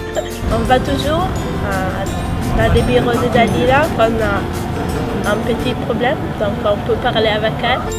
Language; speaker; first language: French; non-native, learner; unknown